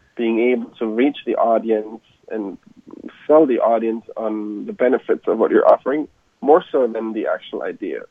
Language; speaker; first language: English; non-native, fluent; German